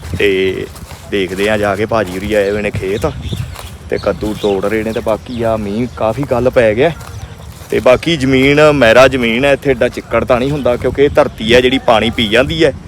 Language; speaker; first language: Punjabi; native; Punjabi